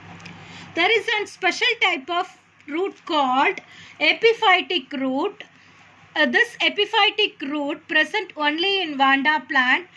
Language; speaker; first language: English; non-native, local second language; Tamil